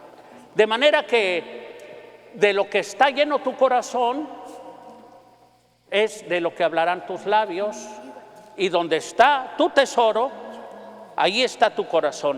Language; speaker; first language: Spanish; native; Spanish